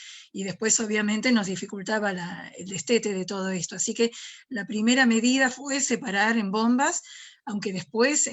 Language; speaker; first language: Spanish; native; Spanish